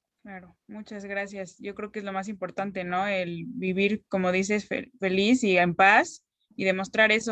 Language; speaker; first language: Spanish; native; Spanish